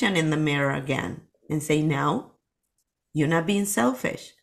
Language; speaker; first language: English; non-native, fluent; Spanish